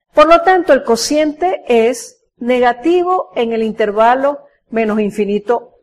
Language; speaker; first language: Spanish; native; Spanish